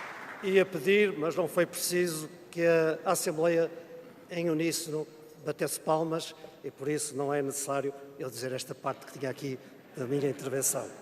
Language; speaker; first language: Portuguese; native; Portuguese